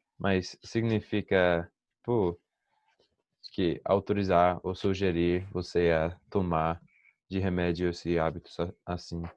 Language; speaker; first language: Portuguese; non-native, fluent; English